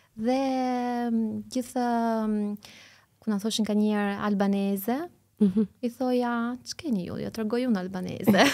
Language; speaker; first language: Albanian; early bilingual, heritage; Albanian